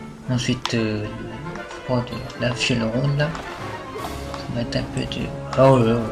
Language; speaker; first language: French; native; French